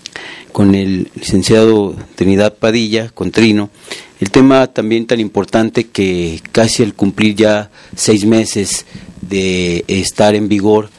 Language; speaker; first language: Spanish; native; Spanish